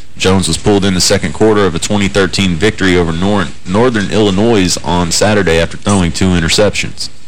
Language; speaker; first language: English; native; English